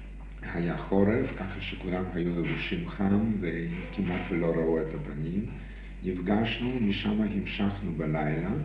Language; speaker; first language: Hebrew; non-native, fluent; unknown